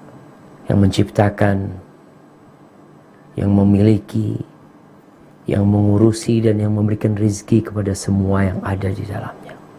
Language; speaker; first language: Indonesian; native; Indonesian